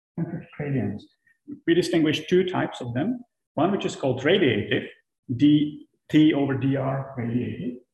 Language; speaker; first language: English; non-native, fluent; Czech